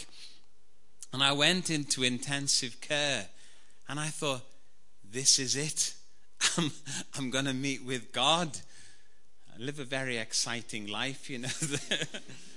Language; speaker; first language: English; native; English